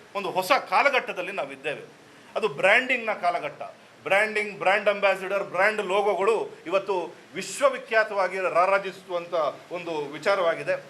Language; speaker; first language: Kannada; non-native, local second language; Tulu